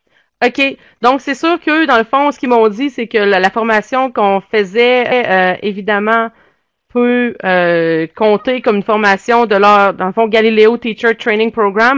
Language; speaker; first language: French; native; French